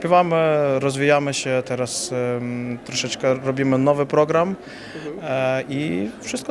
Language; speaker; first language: Polish; non-native, fluent; Ukrainian